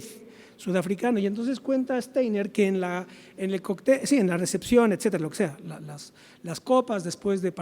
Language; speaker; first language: Spanish; native; Spanish